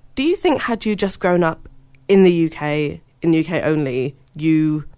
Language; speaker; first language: English; early bilingual, other home language; Hindi